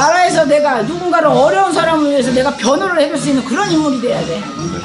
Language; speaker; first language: Korean; native; Korean